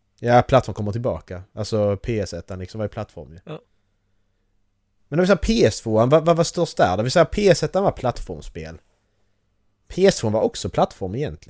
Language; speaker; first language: Swedish; native; Swedish